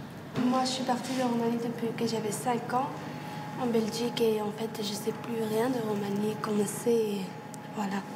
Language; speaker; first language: French; early bilingual, other home language; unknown